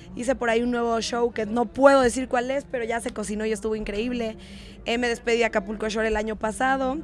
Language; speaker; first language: Spanish; native; Spanish